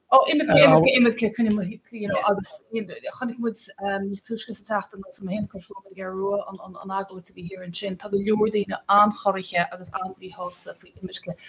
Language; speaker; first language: Irish; native; Irish